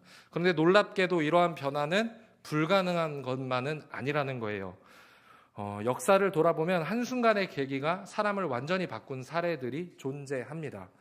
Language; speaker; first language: Korean; native; Korean